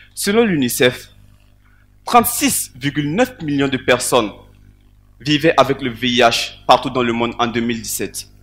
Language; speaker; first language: French; non-native, local second language; Mossi